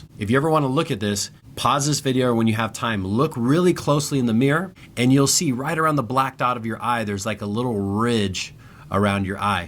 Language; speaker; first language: English; native; English